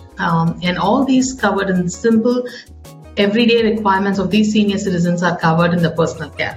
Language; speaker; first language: English; non-native, local second language; Tamil